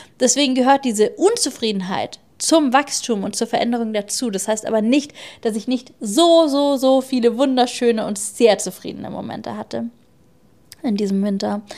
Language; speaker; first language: German; native; German